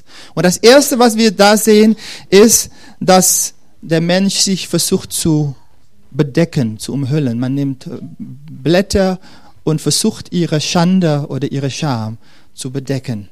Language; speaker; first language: German; non-native, fluent; Dutch